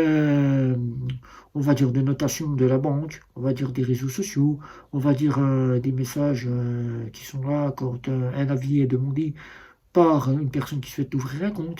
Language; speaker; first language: French; native; French